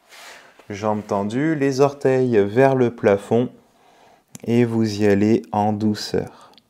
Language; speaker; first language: French; native; French